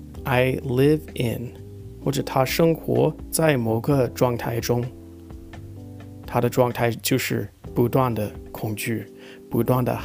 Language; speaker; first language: Chinese; non-native, fluent; English